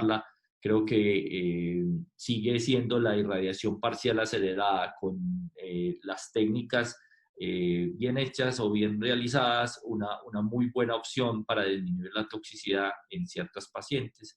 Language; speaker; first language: Spanish; native; Spanish